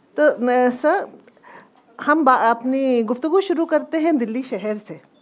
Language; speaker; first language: Hindi; native; Hindi